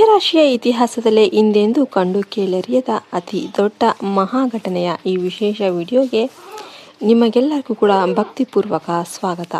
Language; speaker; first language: Kannada; native; Kannada